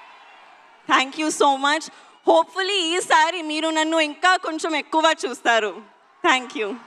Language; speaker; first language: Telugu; non-native, learner; Hindi